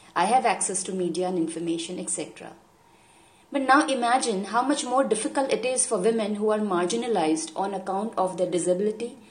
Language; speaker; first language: English; non-native, local second language; Hindi